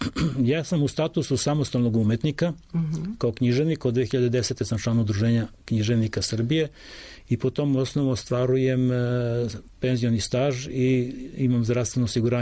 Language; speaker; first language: Serbian; native; Serbian